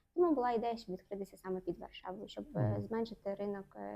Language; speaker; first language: Ukrainian; non-native, local second language; Russian